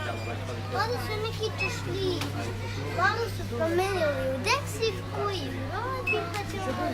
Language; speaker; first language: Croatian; early bilingual, heritage; Croatian